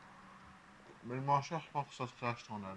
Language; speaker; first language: French; native; French